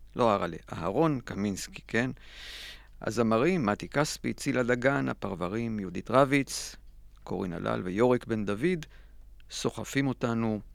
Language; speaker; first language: Hebrew; native; Hebrew